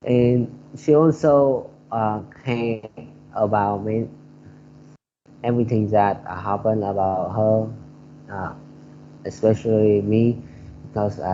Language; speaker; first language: English; non-native, learner; Vietnamese